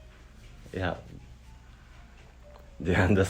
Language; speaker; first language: English; non-native, learner; Japanese